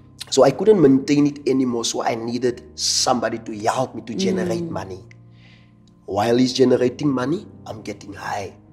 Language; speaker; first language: English; non-native, local second language; Afrikaans